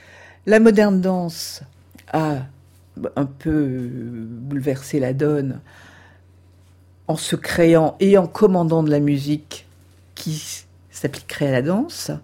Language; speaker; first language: French; native; French